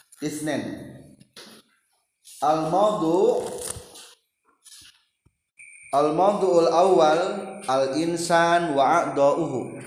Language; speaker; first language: Arabic; non-native, fluent; Indonesian